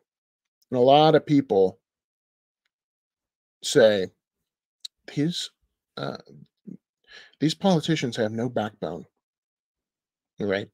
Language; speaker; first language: English; native; English